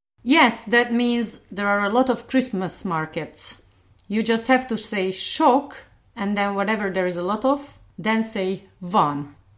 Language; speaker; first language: English; non-native, fluent; Hungarian